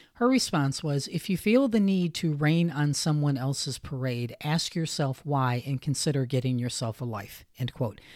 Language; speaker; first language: English; native; English